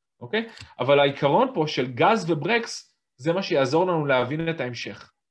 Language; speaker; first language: Hebrew; native; Hebrew